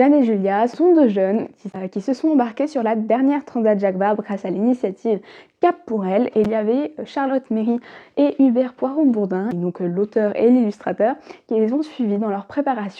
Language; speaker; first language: French; native; French